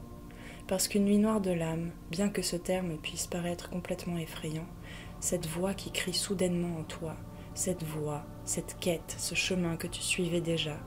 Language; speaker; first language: French; native; French